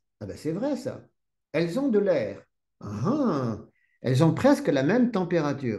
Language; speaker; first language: French; native; French